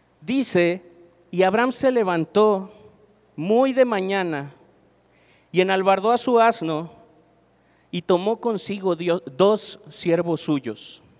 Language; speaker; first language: Spanish; native; Spanish